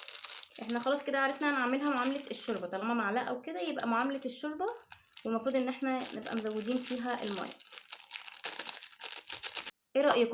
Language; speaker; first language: Arabic; native; Arabic